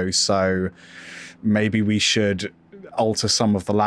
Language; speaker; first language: English; native; English